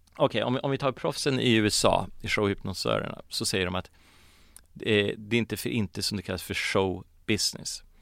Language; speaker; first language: Swedish; early bilingual, other home language; Polish